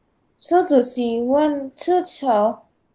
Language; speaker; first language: Chinese; non-native, learner; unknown